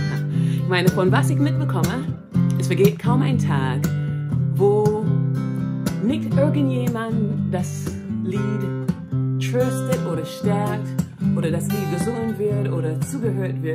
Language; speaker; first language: German; non-native, fluent; English